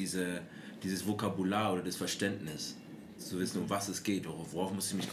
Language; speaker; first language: German; native; German